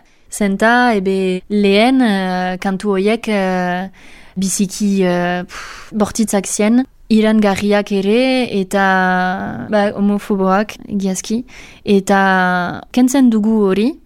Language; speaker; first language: Basque; non-native, local second language; French